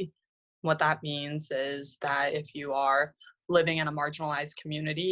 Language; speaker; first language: English; native; English